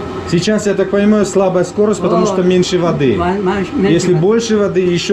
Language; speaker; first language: Russian; non-native, local second language; Tajik